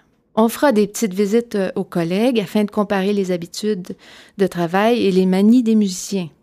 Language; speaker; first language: French; native; French